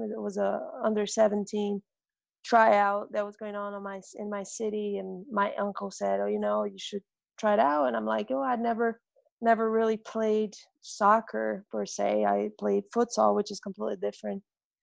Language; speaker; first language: English; non-native, fluent; Portuguese